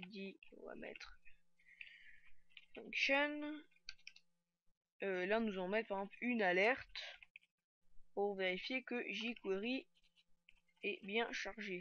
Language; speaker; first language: French; native; French